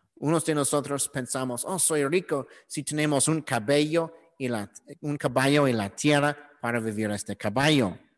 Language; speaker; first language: Spanish; non-native, learner; English